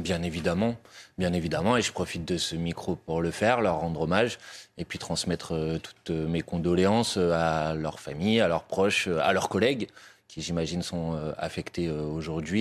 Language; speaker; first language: French; native; French